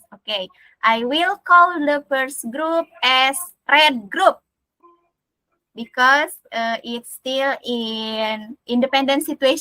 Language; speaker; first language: English; non-native, learner; Indonesian